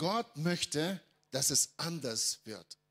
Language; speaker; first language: German; non-native, fluent; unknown